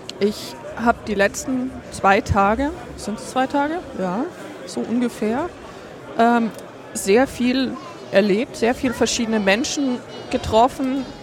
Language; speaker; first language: German; native; German